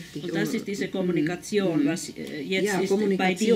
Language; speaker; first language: German; non-native, fluent; Finnish